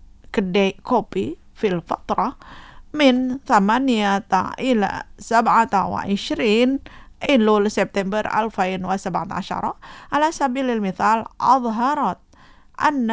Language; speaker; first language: Arabic; non-native, fluent; Indonesian